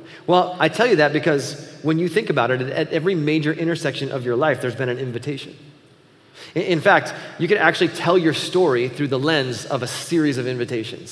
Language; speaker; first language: English; native; English